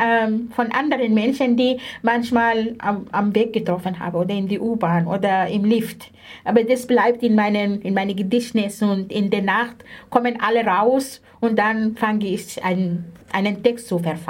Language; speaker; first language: German; non-native, fluent; Arabic